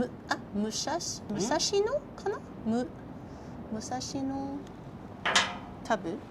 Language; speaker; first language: Japanese; non-native, learner; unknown